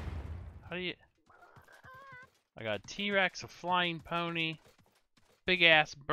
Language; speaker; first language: English; native; English